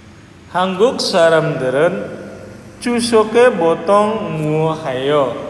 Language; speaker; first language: Korean; non-native, fluent; Indonesian